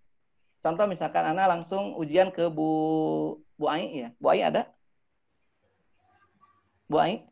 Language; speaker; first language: Indonesian; native; Indonesian